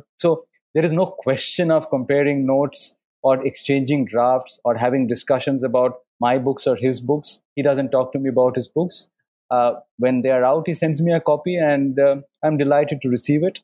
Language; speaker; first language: English; non-native, local second language; Bangla